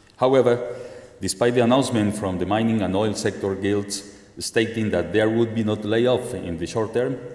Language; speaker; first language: English; non-native, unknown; Spanish